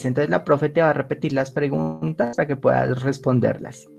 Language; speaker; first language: Spanish; native; Spanish